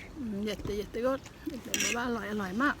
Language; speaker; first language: Swedish; non-native, learner; Thai